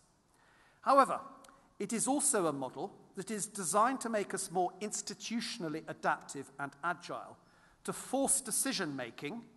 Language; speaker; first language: English; native; English